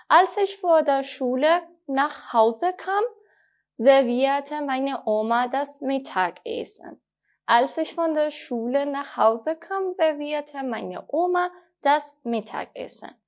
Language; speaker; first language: German; non-native, fluent; Persian